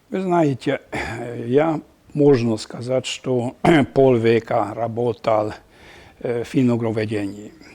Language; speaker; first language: Russian; non-native, fluent; Hungarian